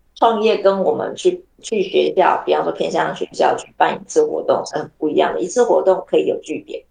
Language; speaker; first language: Chinese; native; Chinese